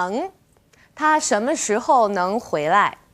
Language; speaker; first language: Chinese; non-native, fluent; English